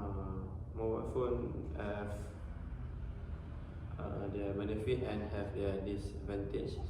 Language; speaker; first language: English; non-native, learner; Malay